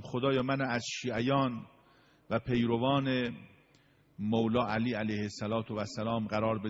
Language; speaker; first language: Persian; native; Persian